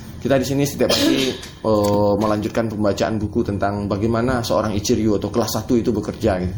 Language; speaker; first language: Indonesian; native; Indonesian